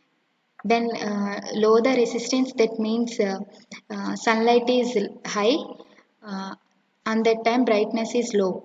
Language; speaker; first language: English; non-native, local second language; Telugu